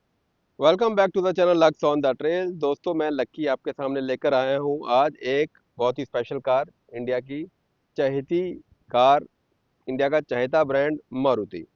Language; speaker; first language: Hindi; native; Hindi